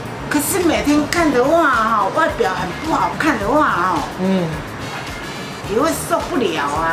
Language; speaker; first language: Chinese; native; Chinese